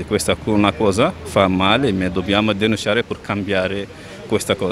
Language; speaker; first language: Italian; non-native, local second language; Arabic